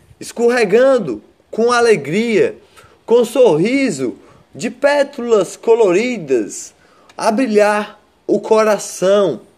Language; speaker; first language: Portuguese; native; Portuguese